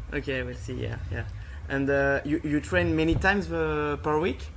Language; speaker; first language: English; non-native, learner; French